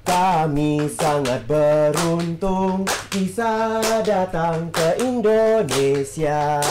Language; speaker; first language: Indonesian; non-native, fluent; English